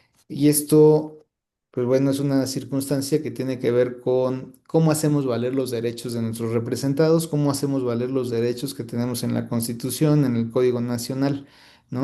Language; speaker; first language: Spanish; native; Spanish